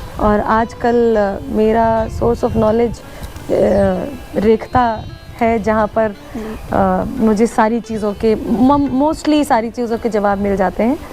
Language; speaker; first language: Hindi; native; Hindi